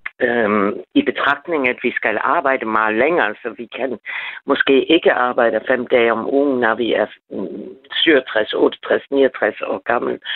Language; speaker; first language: Danish; non-native, fluent; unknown